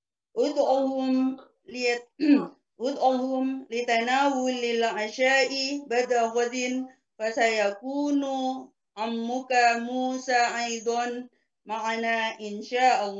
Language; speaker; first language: Arabic; non-native, learner; Indonesian